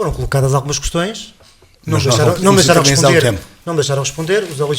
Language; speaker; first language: Portuguese; native; Portuguese